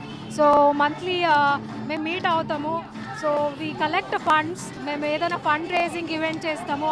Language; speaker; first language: Telugu; non-native, local second language; Hindi